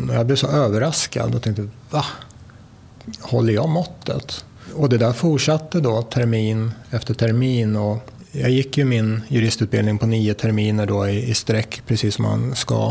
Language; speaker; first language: Swedish; native; Swedish